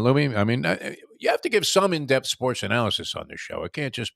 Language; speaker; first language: English; native; English